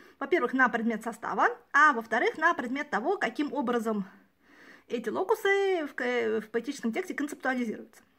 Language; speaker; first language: Russian; native; Russian